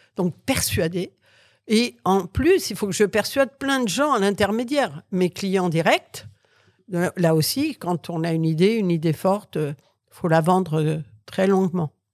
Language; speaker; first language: French; early bilingual, other home language; Catalan